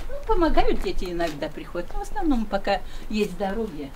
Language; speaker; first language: Russian; native; Russian